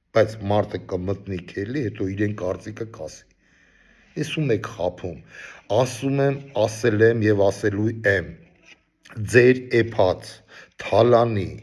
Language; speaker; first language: Armenian; native; Armenian